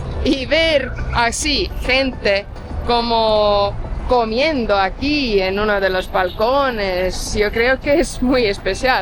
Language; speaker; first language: Spanish; non-native, fluent; Estonian